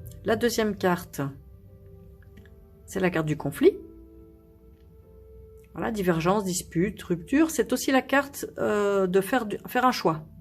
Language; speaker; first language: French; native; French